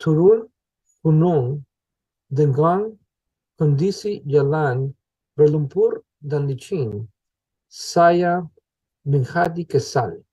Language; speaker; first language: Indonesian; non-native, learner; English